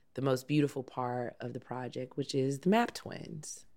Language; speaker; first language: English; native; English